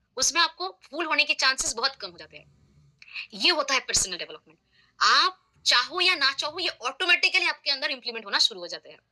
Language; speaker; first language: Hindi; non-native, local second language; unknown